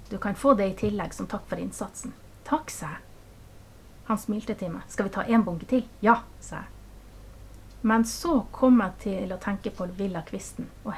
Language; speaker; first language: Norwegian; native; Norwegian